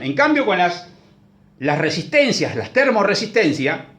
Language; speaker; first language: Spanish; native; Spanish